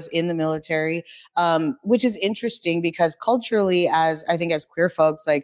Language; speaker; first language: English; native; English